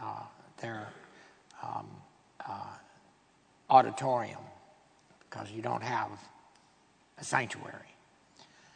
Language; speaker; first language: English; native; English